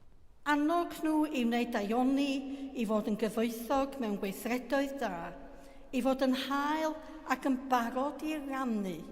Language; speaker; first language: Welsh; native; Welsh